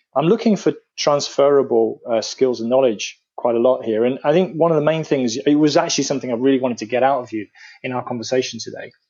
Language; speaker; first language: English; native; English